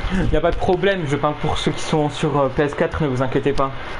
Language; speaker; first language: French; native; French